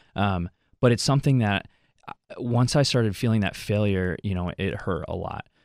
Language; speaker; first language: English; native; English